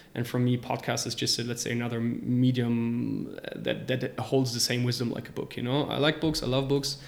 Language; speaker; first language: English; non-native, fluent; German